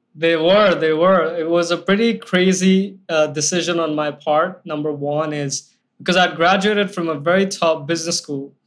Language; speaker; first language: English; non-native, local second language; Hindi